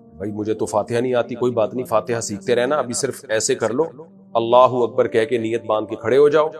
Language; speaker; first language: Urdu; native; Urdu